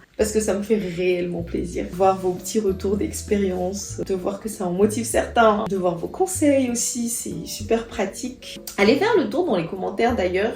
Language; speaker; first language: French; non-native, local second language; Malagasy